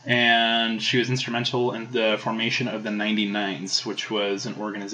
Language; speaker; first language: English; native; English